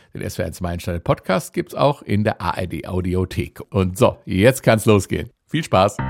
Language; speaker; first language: German; native; German